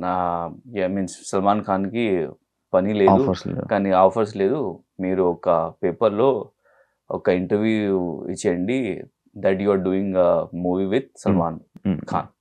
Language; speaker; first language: Telugu; non-native, learner; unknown